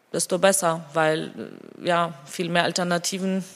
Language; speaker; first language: German; non-native, fluent; Georgian